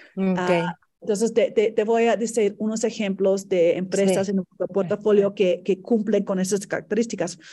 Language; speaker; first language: Spanish; non-native, fluent; English